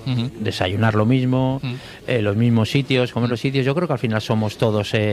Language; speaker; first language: Spanish; native; Spanish